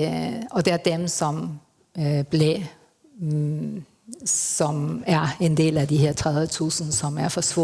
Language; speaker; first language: Danish; non-native, fluent; Spanish